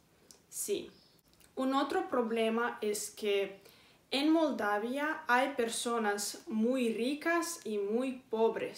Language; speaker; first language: Spanish; non-native, fluent; Romanian